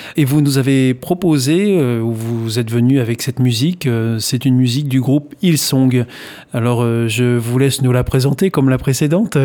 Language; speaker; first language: French; native; French